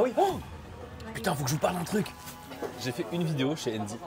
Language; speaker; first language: French; native; French